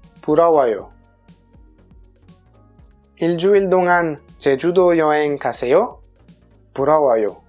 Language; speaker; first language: Korean; non-native, fluent; French